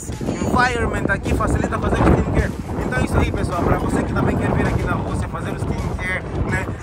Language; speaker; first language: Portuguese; native; Portuguese